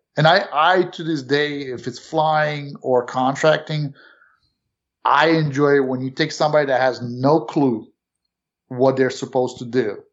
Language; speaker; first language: English; early bilingual, other home language; Romanian